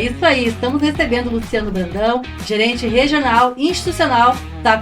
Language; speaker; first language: Portuguese; native; Portuguese